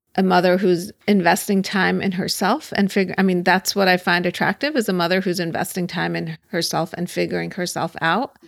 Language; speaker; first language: English; native; English